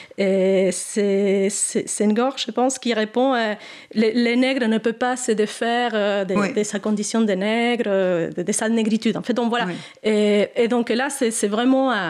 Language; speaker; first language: French; non-native, fluent; Spanish